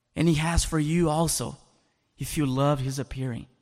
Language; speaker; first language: English; non-native, fluent; Portuguese